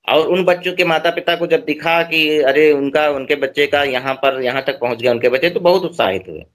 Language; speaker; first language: Hindi; native; Hindi